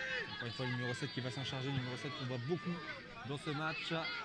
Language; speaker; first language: French; native; French